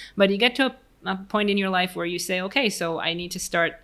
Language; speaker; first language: English; non-native, fluent; Hebrew